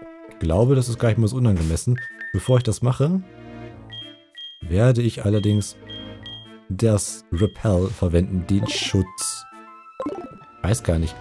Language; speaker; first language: German; native; German